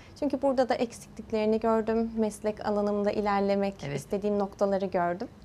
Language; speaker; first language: Turkish; early bilingual, heritage; Turkish